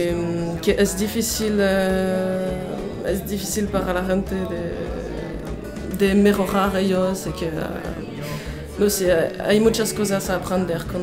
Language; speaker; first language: Spanish; non-native, learner; French